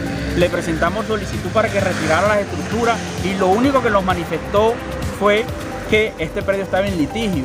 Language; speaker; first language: Spanish; native; Spanish